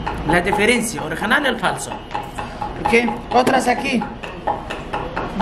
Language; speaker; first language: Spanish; non-native, learner; Arabic